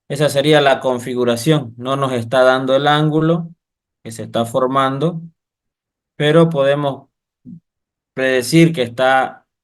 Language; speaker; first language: Spanish; native; Spanish